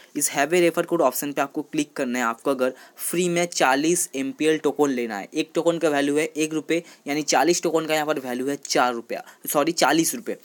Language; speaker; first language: Hindi; non-native, local second language; Bangla